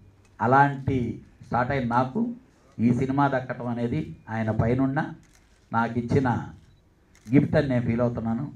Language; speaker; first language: Telugu; native; Telugu